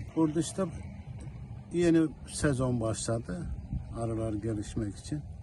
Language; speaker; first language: Turkish; native; Turkish